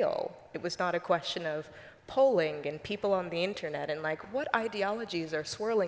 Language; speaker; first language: English; native; English